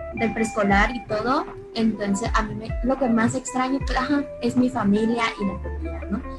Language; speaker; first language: Spanish; early bilingual, other home language; Chinese